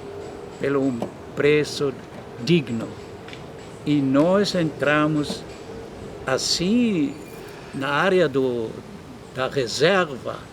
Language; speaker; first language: Portuguese; non-native, fluent; German